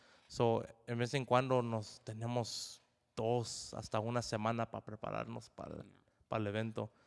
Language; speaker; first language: Spanish; early bilingual, heritage; Spanish